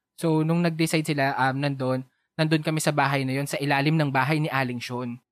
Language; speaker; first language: Filipino; native; Filipino